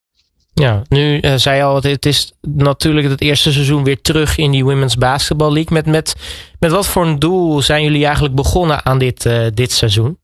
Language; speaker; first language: Dutch; native; Dutch